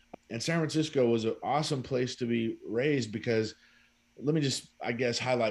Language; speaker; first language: English; native; English